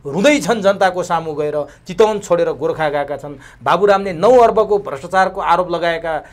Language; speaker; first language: Nepali; native; Nepali